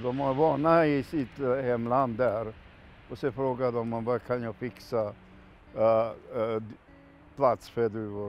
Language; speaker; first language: Swedish; non-native, fluent; Macedonian